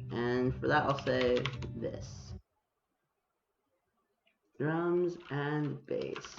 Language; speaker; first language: English; native; English